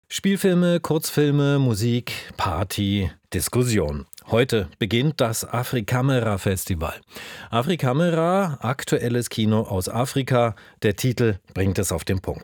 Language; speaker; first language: German; native; German